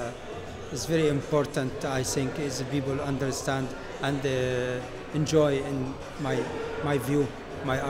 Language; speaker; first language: English; non-native, learner; Arabic